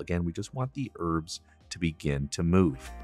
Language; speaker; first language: English; native; English